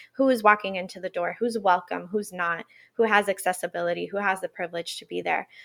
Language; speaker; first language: English; non-native, fluent; Spanish